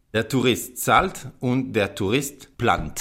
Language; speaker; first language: German; non-native, learner; French